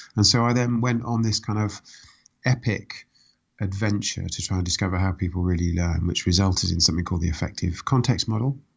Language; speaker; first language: English; native; English